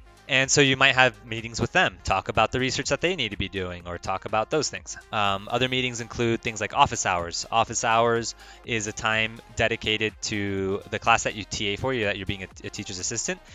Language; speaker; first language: English; early bilingual, other home language; Spanish